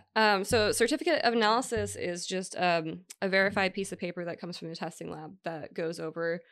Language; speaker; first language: English; native; English